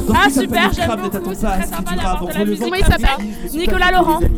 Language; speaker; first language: French; native; French